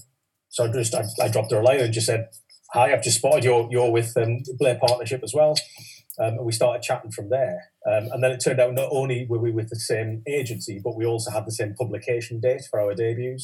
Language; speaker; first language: English; native; English